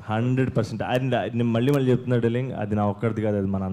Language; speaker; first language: Telugu; native; Telugu